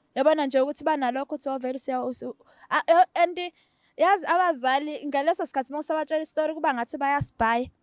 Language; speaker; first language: Zulu; native; Zulu